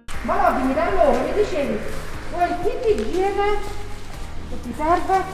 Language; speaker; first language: Italian; native; Italian